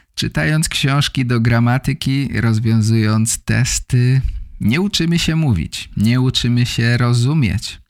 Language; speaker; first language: Polish; native; Polish